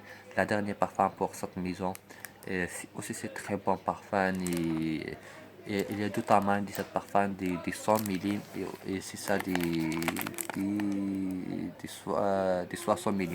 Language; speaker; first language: French; non-native, learner; Arabic